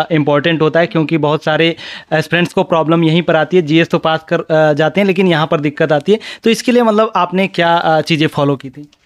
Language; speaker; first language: Hindi; native; Hindi